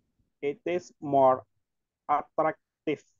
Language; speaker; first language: English; non-native, learner; Indonesian